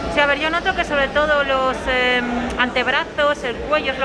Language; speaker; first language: Spanish; native; Spanish